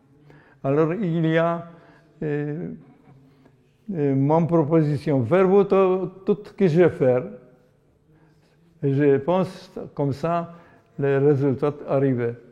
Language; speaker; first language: French; non-native, learner; Polish